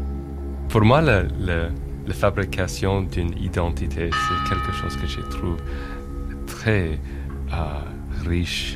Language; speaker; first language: French; non-native, fluent; English